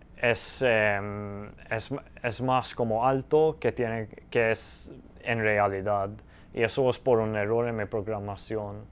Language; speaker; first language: Spanish; early bilingual, heritage; Spanish